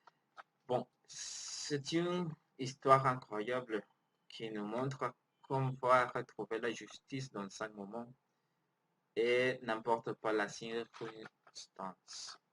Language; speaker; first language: French; non-native, learner; Spanish